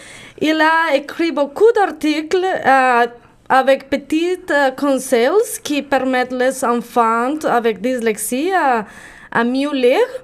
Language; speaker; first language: French; non-native, learner; Spanish